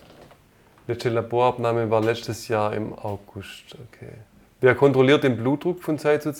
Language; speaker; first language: German; native; German